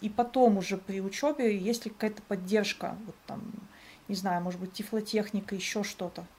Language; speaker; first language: Russian; native; Russian